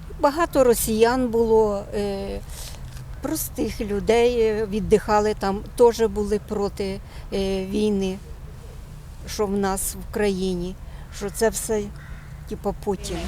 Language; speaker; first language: Ukrainian; non-native, local second language; Russian